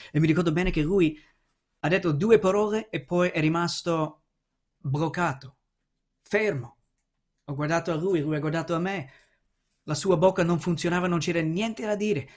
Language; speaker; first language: Italian; non-native, fluent; English